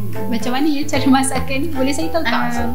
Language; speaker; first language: Malay; native; Malay